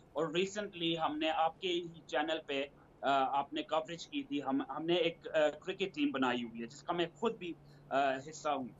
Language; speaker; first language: Urdu; early bilingual, heritage; Urdu